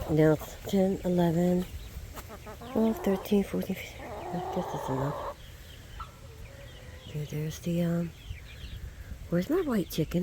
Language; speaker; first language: English; native; English